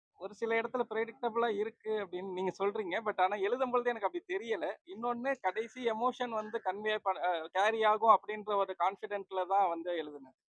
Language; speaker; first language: Tamil; native; Tamil